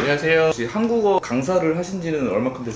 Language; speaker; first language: Korean; native; Korean